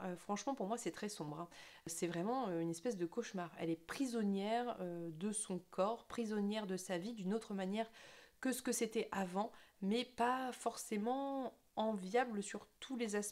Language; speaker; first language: French; native; French